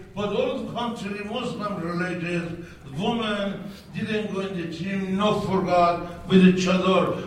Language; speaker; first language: English; non-native, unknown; Persian